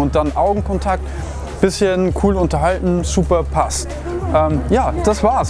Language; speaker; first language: German; native; German